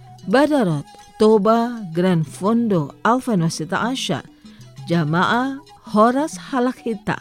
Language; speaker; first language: Arabic; non-native, fluent; Indonesian